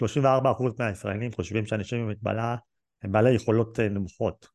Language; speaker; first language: Hebrew; native; Hebrew